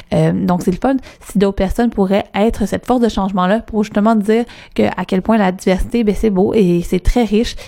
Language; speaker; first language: French; native; French